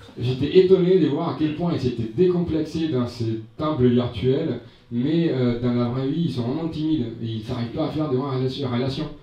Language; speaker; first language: French; non-native, fluent; Spanish